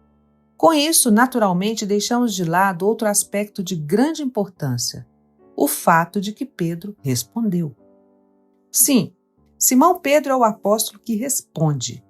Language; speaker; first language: Portuguese; native; Portuguese